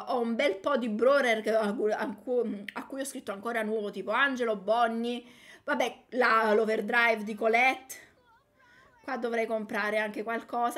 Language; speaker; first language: Italian; native; Italian